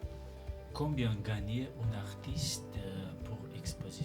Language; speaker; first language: French; non-native, learner; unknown